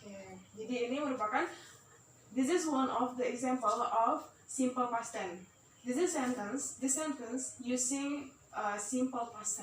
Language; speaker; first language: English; non-native, learner; Indonesian